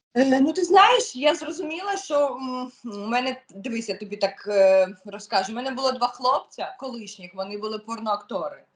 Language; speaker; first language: Ukrainian; non-native, local second language; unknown